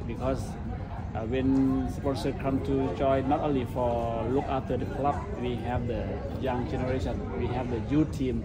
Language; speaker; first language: English; non-native, learner; Thai